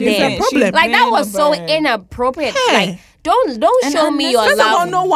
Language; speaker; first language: English; native; English